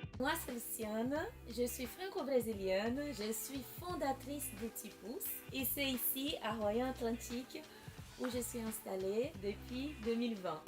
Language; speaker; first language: French; non-native, fluent; Portuguese